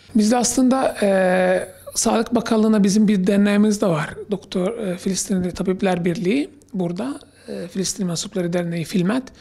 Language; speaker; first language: Turkish; non-native, fluent; Arabic